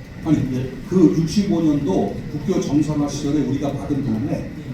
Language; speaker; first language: Korean; native; Korean